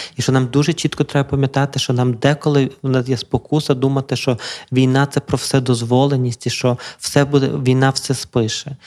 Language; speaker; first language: Ukrainian; native; Ukrainian